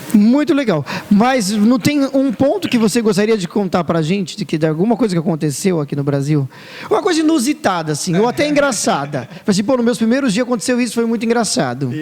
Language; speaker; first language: Portuguese; native; Portuguese